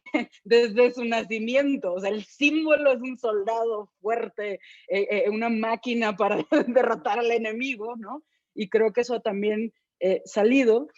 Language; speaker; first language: Spanish; native; Spanish